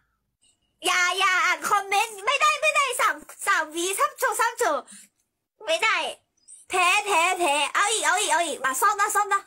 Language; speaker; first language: Thai; early bilingual, other home language; Korean